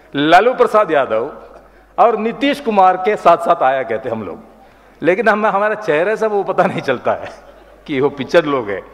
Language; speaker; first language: Urdu; non-native, local second language; Malayalam